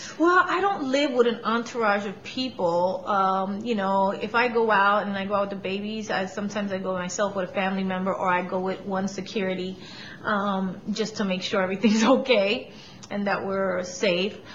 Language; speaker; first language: English; early bilingual, other home language; Spanish